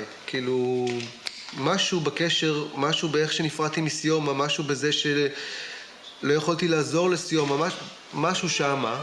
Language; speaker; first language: Hebrew; native; Hebrew